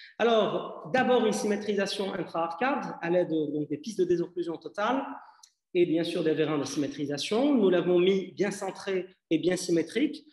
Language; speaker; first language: French; non-native, local second language; Arabic